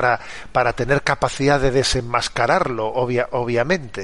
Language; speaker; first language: Spanish; native; Spanish